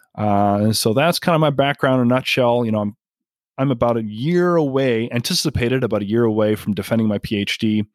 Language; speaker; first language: English; native; English